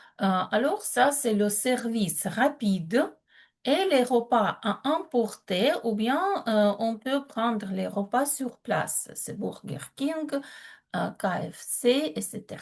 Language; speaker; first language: French; non-native, fluent; Ukrainian